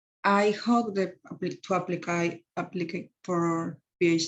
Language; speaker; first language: English; non-native, learner; Spanish